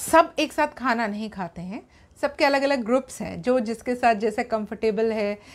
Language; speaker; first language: Hindi; native; Hindi